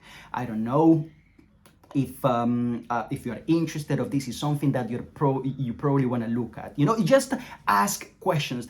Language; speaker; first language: English; non-native, fluent; Spanish